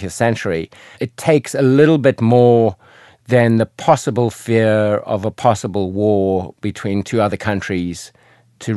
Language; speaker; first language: English; native; English